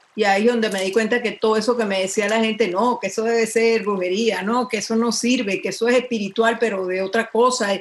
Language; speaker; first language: Spanish; native; Spanish